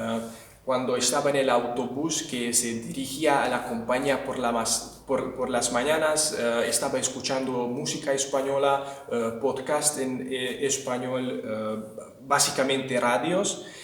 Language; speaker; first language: Spanish; non-native, fluent; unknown